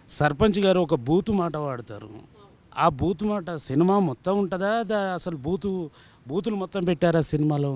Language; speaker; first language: Telugu; native; Telugu